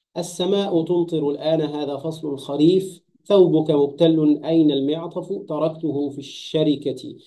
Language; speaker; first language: Arabic; native; Arabic